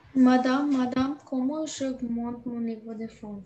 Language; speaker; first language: French; non-native, learner; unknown